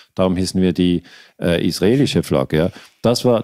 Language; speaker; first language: German; native; German